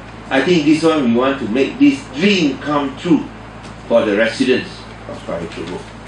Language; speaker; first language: English; non-native, local second language; Min Nan Chinese